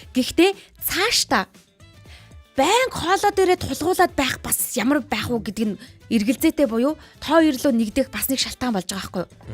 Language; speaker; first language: Mongolian; native; Mongolian